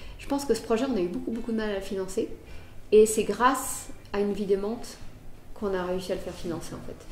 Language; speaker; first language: French; native; French